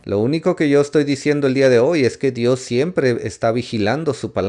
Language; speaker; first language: Spanish; native; Spanish